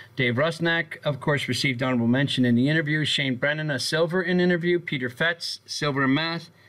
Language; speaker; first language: English; native; English